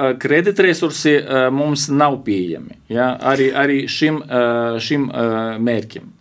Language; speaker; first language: Latvian; non-native, local second language; Russian